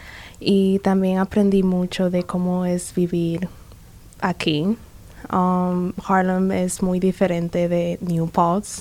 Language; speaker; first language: Spanish; early bilingual, other home language; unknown